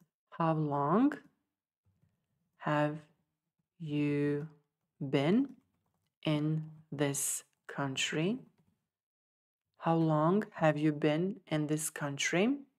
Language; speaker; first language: English; non-native, fluent; Serbian